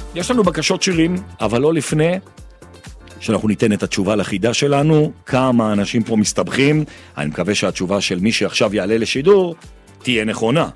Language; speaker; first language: Hebrew; native; Hebrew